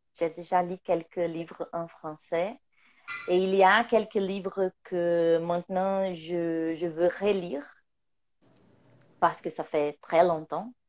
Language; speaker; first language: French; non-native, learner; Portuguese